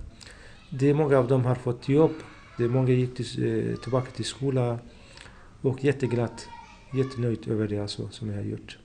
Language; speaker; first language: Swedish; non-native, fluent; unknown